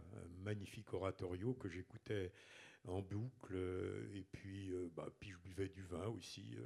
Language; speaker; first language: French; native; French